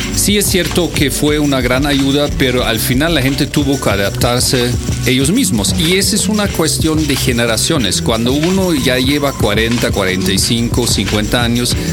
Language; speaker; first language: Spanish; non-native, fluent; German